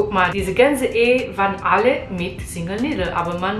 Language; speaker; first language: German; non-native, learner; Portuguese